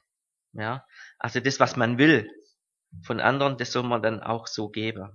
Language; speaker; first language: German; native; German